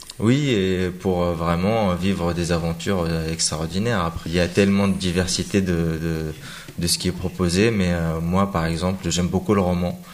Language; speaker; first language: French; non-native, local second language; Arabic